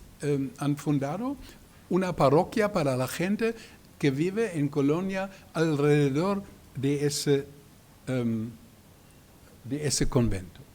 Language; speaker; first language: Spanish; non-native, learner; German